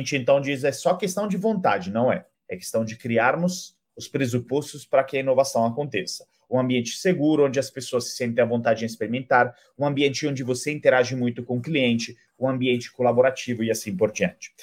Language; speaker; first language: Portuguese; non-native, fluent; Italian